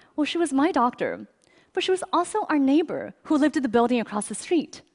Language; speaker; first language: English; early bilingual, other home language; Chinese